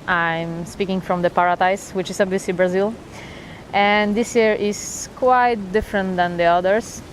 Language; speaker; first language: English; non-native, fluent; Polish